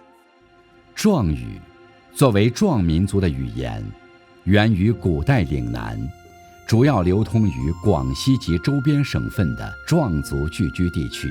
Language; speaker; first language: Chinese; native; Chinese